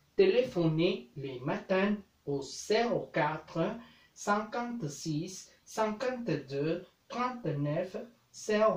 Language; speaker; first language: French; non-native, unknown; Spanish